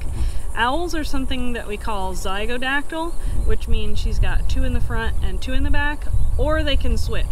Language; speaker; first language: English; native; English